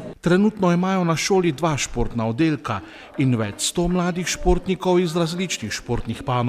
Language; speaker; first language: Slovenian; native; Slovenian